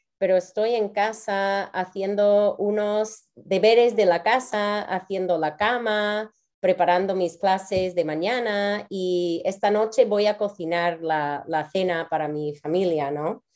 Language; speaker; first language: Spanish; non-native, fluent; English